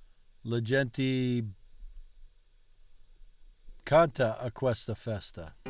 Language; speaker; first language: Italian; non-native, learner; English